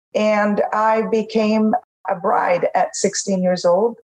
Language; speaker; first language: English; non-native, fluent; Arabic